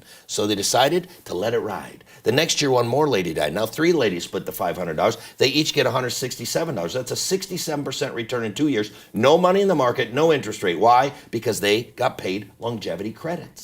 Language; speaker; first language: English; native; English